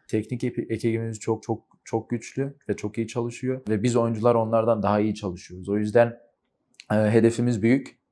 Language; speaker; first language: Turkish; early bilingual, heritage; Turkish